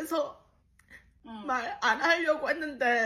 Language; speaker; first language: Korean; early bilingual, other home language; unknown